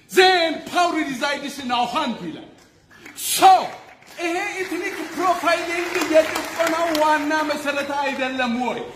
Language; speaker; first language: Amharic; non-native, local second language; Wolaytta